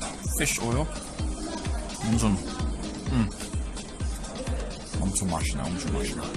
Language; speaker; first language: Korean; non-native, learner; English